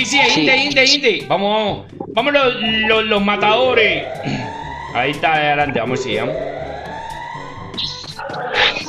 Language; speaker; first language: Spanish; native; Spanish